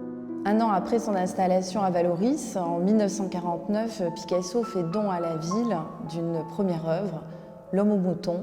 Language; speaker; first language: French; native; French